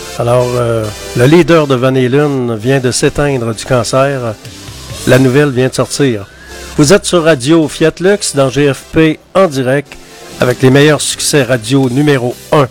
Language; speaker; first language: French; native; French